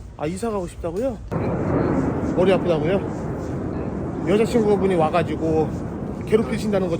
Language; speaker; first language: Korean; native; Korean